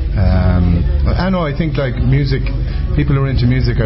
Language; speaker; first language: English; native; English